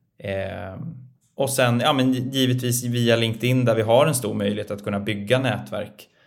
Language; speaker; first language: Swedish; native; Swedish